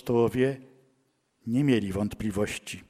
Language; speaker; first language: Polish; native; Polish